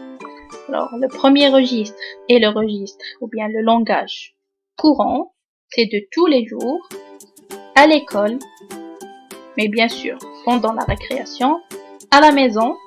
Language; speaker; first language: French; non-native, local second language; Arabic